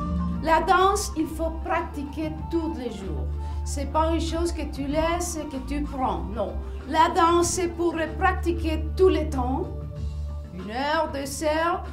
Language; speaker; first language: French; non-native, fluent; Spanish